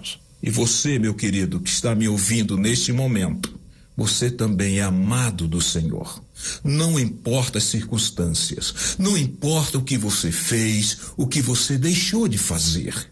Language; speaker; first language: Portuguese; native; Portuguese